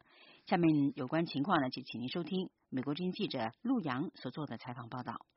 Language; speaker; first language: Chinese; native; Chinese